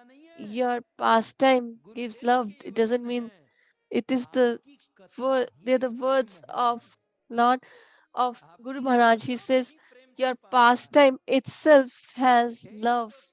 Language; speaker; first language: English; non-native, local second language; Hindi